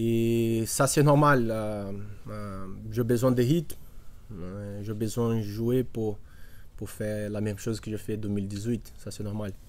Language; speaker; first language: French; non-native, learner; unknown